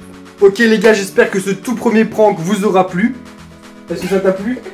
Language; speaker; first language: French; native; French